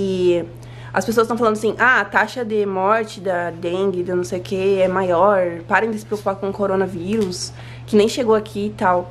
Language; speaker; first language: Portuguese; native; Portuguese